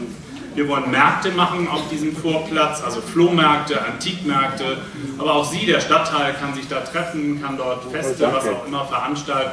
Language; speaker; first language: German; native; German